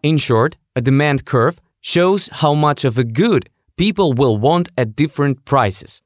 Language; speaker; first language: English; non-native, fluent; Russian